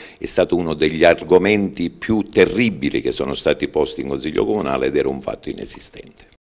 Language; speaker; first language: Italian; native; Italian